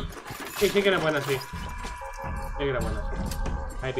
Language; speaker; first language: Spanish; native; Spanish